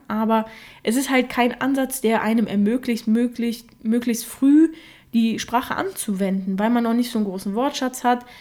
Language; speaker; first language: German; early bilingual, other home language; Russian